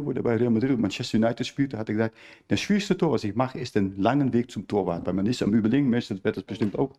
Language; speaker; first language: German; native; German